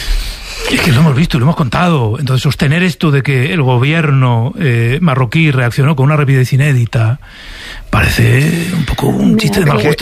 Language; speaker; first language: Spanish; native; Spanish